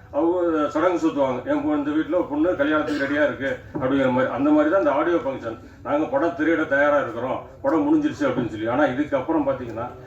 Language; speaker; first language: Tamil; native; Tamil